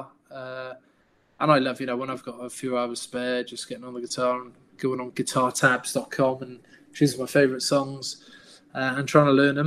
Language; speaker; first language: English; native; English